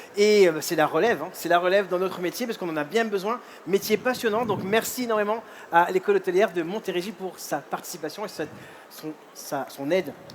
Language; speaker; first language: French; native; French